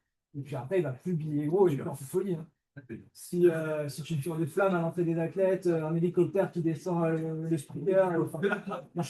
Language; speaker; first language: French; native; French